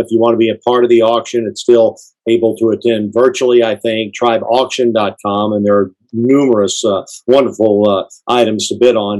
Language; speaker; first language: English; native; English